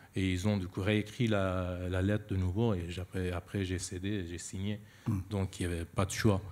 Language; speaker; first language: French; non-native, fluent; Persian